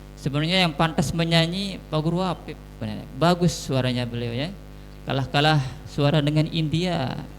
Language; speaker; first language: Indonesian; non-native, local second language; Sasak